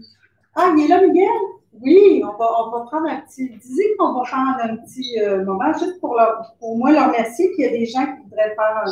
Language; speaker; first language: French; native; French